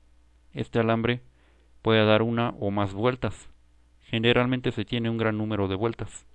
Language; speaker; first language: Spanish; native; Spanish